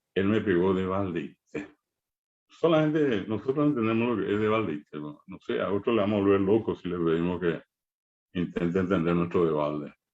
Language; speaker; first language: Spanish; non-native, local second language; Guarani